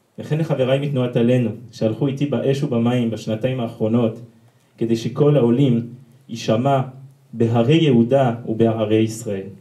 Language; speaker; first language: Hebrew; non-native, fluent; French